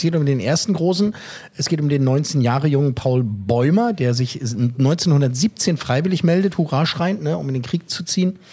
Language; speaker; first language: German; native; German